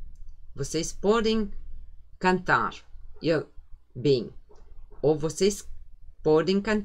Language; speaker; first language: Portuguese; non-native, fluent; German